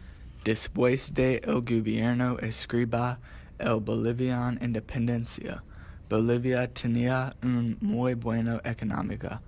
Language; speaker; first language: Spanish; non-native, learner; English